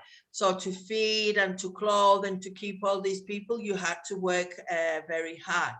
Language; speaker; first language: English; non-native, fluent; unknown